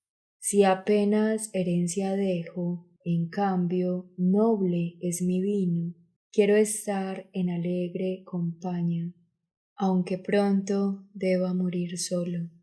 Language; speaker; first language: Spanish; native; Spanish